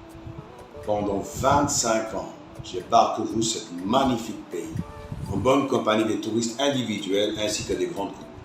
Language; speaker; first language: French; non-native, fluent; Hindi